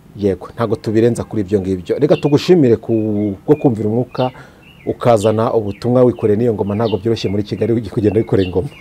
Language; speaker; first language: Kinyarwanda; native; Kinyarwanda